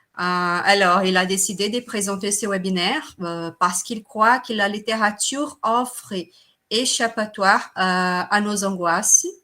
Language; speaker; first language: French; non-native, fluent; Portuguese